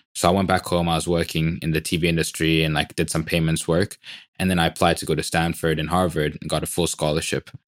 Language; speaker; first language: English; non-native, local second language; Swahili